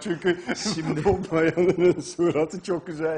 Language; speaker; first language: Turkish; non-native, fluent; Dutch